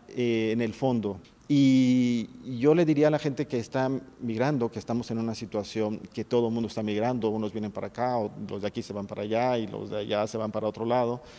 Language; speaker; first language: Spanish; native; Spanish